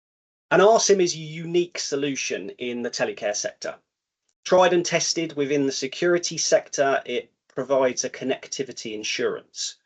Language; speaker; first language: English; native; English